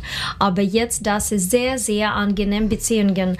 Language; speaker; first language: German; non-native, learner; Russian